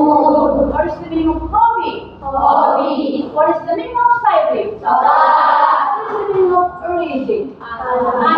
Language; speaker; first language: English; non-native, fluent; Indonesian